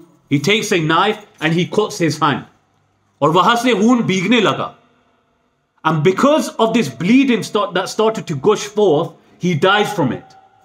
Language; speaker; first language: English; native; English